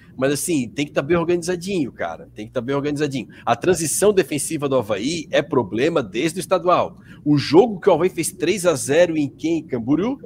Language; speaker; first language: Portuguese; native; Portuguese